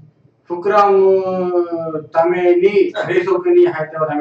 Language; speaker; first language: Japanese; non-native, learner; Tamil